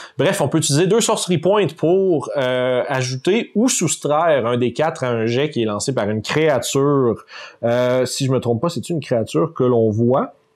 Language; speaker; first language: French; native; French